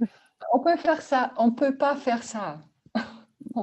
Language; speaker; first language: French; non-native, learner; Dutch